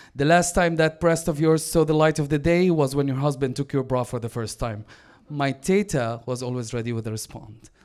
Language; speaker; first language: English; non-native, fluent; Arabic